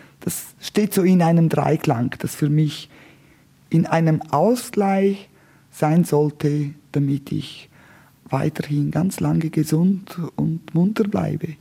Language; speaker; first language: German; non-native, local second language; Romansh